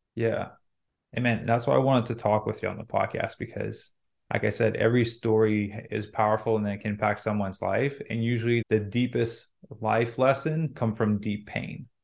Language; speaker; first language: English; non-native, fluent; French